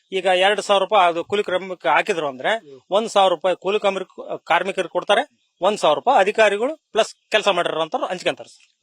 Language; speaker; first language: Kannada; native; Kannada